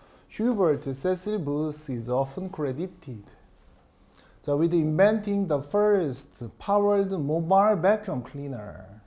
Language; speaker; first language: English; non-native, fluent; Korean